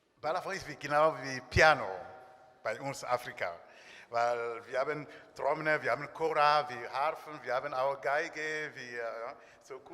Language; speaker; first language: German; non-native, learner; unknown